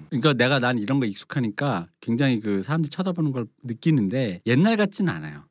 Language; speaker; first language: Korean; native; Korean